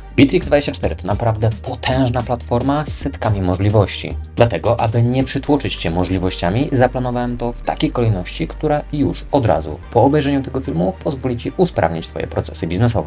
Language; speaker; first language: Polish; native; Polish